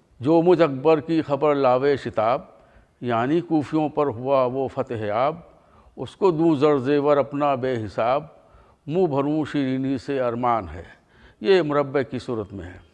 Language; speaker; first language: Urdu; native; Urdu